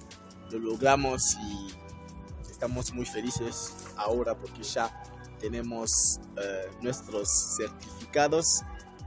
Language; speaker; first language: Spanish; non-native, fluent; French